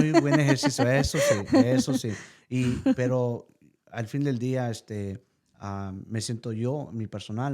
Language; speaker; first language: Spanish; early bilingual, heritage; Spanish